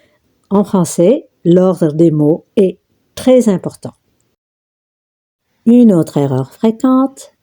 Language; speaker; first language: French; non-native, local second language; Arabic